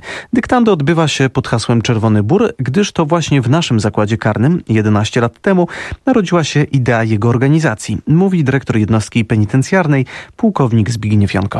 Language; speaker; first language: Polish; native; Polish